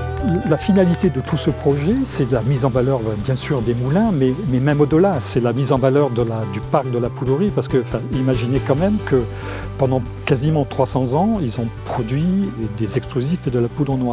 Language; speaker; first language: French; native; French